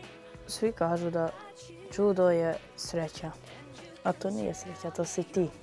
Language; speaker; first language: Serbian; non-native, local second language; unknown